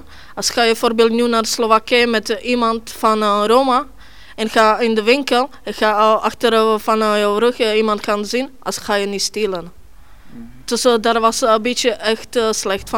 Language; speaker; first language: Dutch; non-native, learner; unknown